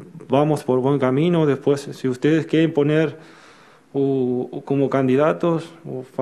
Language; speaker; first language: Portuguese; non-native, learner; Spanish